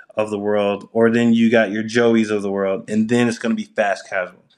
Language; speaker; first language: English; early bilingual, other home language; Japanese